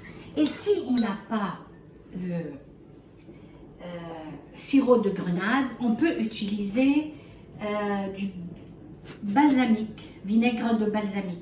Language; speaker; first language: French; non-native, fluent; Arabic